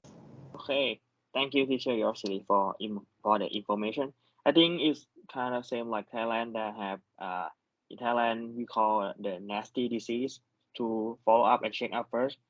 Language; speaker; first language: English; non-native, learner; Thai